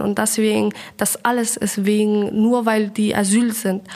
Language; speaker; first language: German; non-native, fluent; Persian